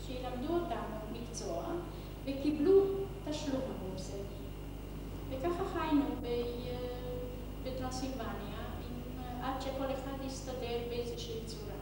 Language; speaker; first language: Hebrew; non-native, fluent; Hungarian